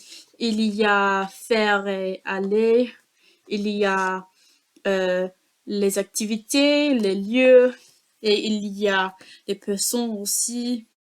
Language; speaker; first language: French; non-native, learner; English